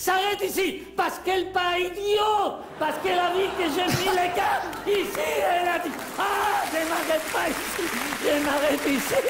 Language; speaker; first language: French; non-native, learner; Spanish